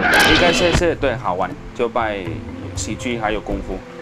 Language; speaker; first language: Chinese; non-native, fluent; Spanish